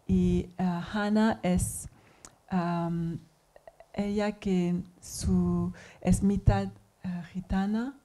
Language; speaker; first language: Spanish; non-native, learner; English